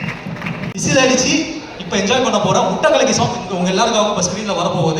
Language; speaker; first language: Tamil; native; Tamil